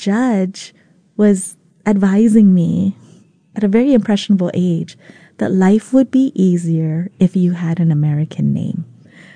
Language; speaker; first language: English; non-native, local second language; Vietnamese